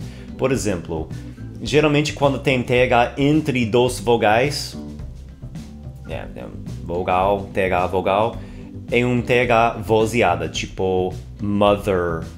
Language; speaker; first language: Portuguese; non-native, fluent; English